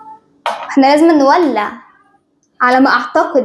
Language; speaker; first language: Arabic; native; Arabic